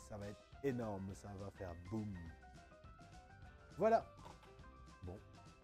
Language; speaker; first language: French; native; French